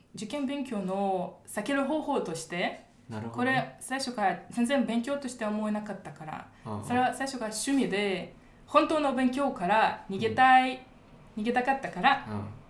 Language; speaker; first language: Japanese; non-native, fluent; Russian